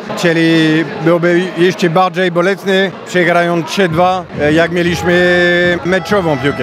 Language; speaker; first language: Polish; non-native, fluent; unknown